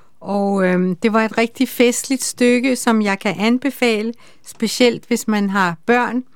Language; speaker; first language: Danish; native; Danish